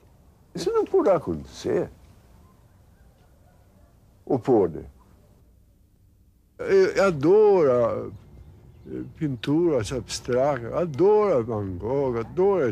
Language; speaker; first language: Portuguese; non-native, fluent; Swedish